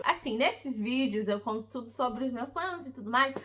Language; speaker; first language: Portuguese; early bilingual, heritage; English